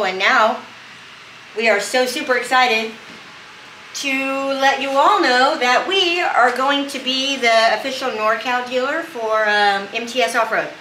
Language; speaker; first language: English; native; English